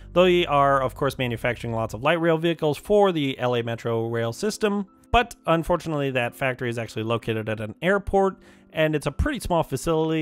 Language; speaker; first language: English; native; English